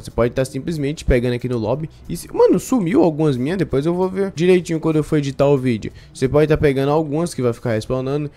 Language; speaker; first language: Portuguese; native; Portuguese